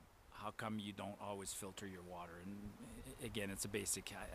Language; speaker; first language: English; non-native, local second language; French